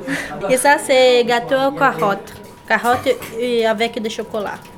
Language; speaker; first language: French; non-native, learner; Portuguese